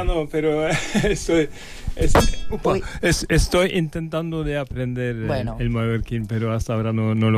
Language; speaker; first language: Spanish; non-native, fluent; Norwegian